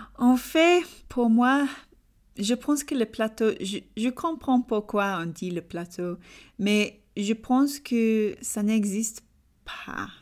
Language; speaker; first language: French; non-native, learner; English